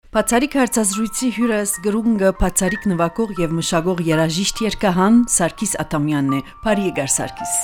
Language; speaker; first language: Armenian; early bilingual, heritage; Armenian